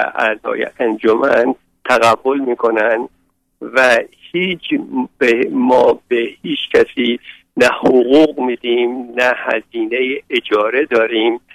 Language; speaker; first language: Persian; native; Persian